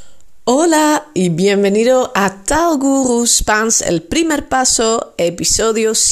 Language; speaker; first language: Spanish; non-native, fluent; Dutch